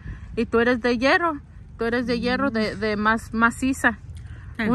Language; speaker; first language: Spanish; early bilingual, heritage; Spanish